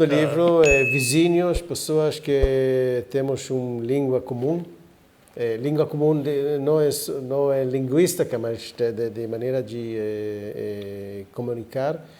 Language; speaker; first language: Portuguese; non-native, fluent; Hebrew